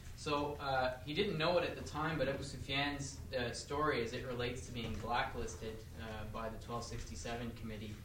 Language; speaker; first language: English; native; English